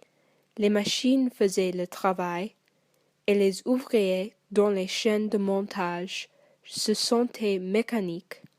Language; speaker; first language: French; non-native, learner; English